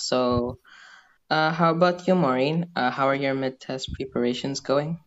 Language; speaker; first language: English; non-native, fluent; Indonesian